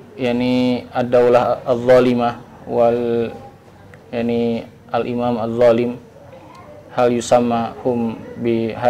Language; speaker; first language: Arabic; non-native, learner; Indonesian